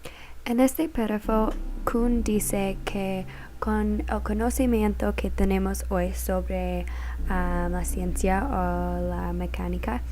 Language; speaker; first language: Spanish; non-native, learner; English